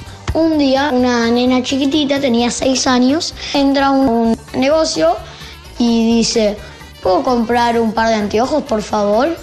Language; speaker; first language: Spanish; early bilingual, heritage; Spanish